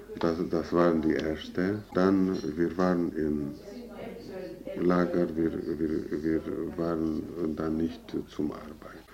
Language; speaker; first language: German; non-native, fluent; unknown